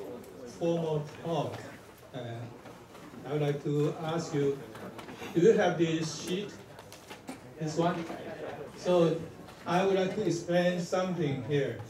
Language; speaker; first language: English; non-native, fluent; Chinese